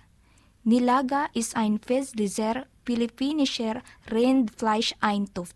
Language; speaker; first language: German; non-native, learner; Filipino